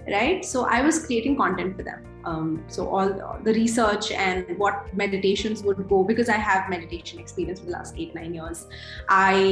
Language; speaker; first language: English; non-native, local second language; Hindi